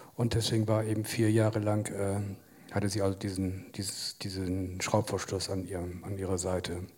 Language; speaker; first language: German; native; German